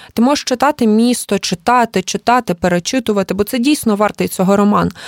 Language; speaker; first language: Ukrainian; native; Ukrainian